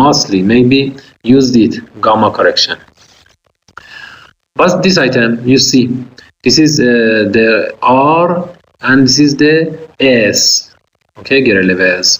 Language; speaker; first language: English; non-native, fluent; Persian